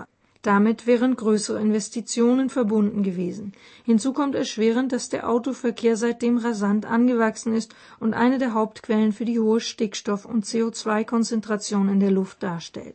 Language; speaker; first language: German; native; German